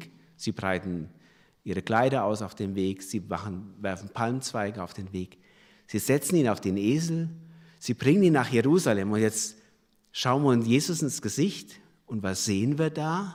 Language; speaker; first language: German; native; German